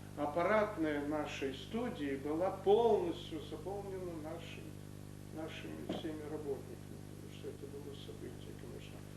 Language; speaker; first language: Russian; native; Russian